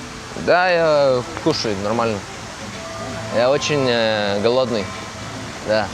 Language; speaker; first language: Russian; non-native, learner; Lithuanian